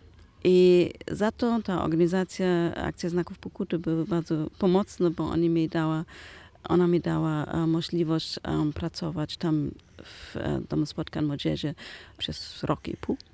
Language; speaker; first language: Polish; non-native, learner; German